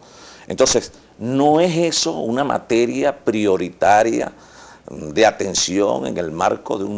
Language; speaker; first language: Spanish; native; Spanish